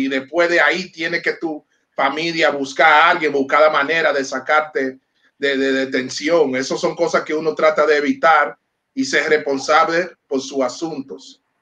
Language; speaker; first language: Spanish; early bilingual, heritage; Spanish